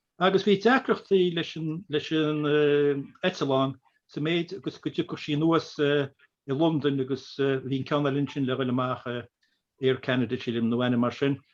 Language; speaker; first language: Irish; native; Irish